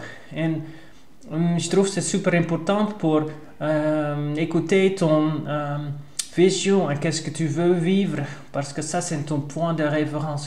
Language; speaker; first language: French; non-native, learner; Dutch